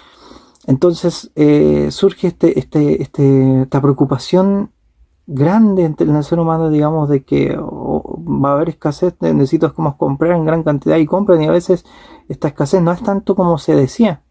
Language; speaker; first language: Spanish; native; Spanish